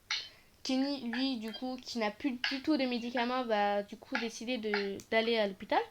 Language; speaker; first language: French; native; French